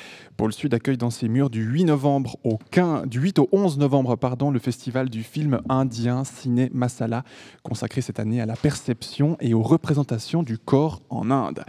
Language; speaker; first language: French; native; French